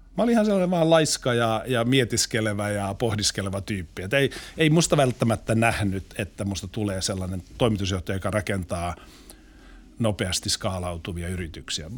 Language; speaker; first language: Finnish; non-native, local second language; Swedish